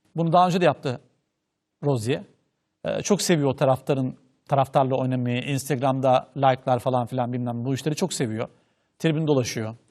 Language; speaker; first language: Turkish; native; Turkish